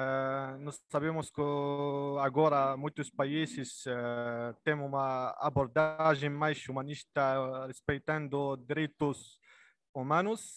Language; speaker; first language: Portuguese; non-native, learner; Arabic